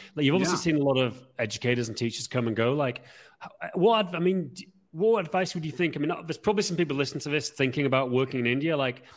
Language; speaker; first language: English; native; English